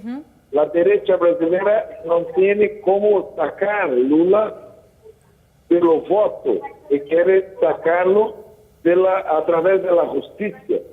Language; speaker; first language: Spanish; non-native, learner; Portuguese